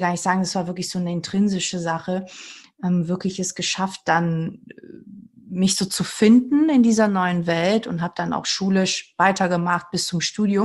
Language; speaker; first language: German; early bilingual, other home language; Portuguese